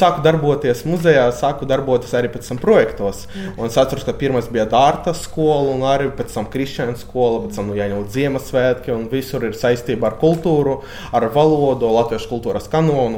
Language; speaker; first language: Latvian; non-native, fluent; Ukrainian